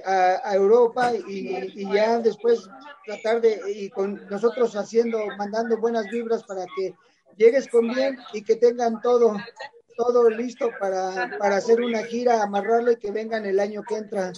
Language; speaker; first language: Spanish; native; Spanish